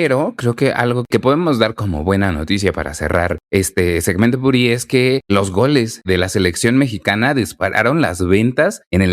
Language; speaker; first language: Spanish; native; Spanish